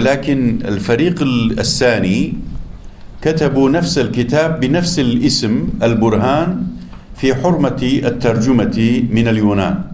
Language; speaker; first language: Arabic; non-native, fluent; Turkish